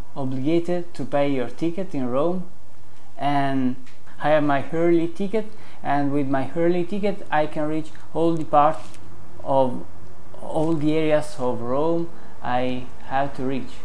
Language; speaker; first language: English; non-native, fluent; Italian